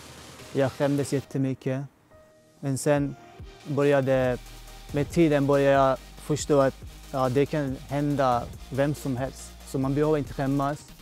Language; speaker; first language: Swedish; non-native, local second language; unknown